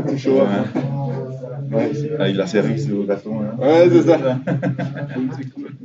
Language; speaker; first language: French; non-native, fluent; Spanish